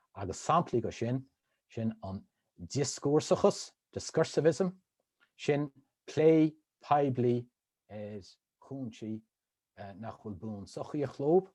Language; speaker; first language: Irish; native; Irish